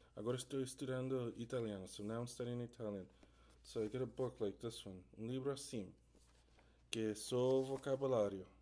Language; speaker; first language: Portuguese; non-native, learner; English